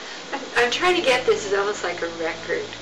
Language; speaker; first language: English; native; English